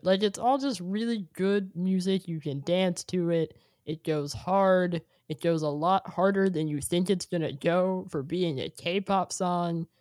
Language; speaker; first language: English; native; English